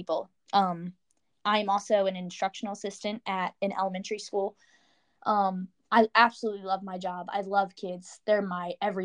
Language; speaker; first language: English; native; English